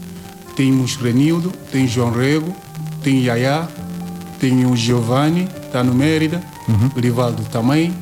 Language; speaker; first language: Portuguese; non-native, learner; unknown